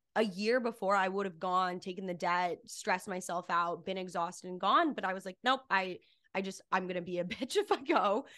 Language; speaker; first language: English; native; English